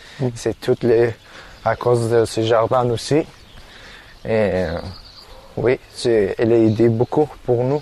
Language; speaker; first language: French; non-native, learner; Persian